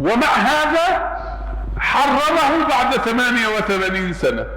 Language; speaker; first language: Arabic; native; Arabic